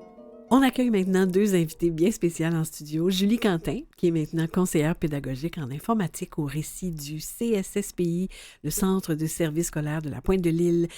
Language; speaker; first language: French; native; French